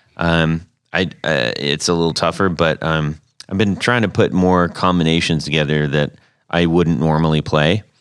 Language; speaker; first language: English; native; English